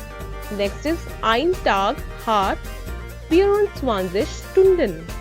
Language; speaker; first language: German; non-native, fluent; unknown